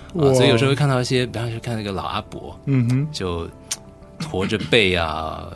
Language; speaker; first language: Chinese; native; Chinese